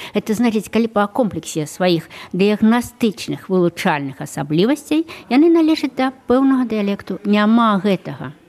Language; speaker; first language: Belarusian; native; Belarusian